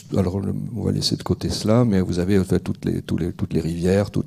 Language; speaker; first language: French; native; French